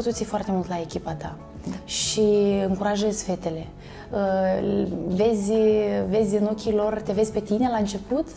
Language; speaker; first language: Romanian; native; Romanian